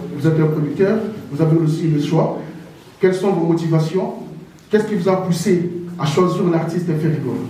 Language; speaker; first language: French; non-native, local second language; Lingala